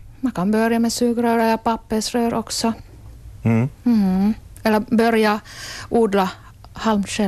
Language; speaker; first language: Swedish; non-native, local second language; Finnish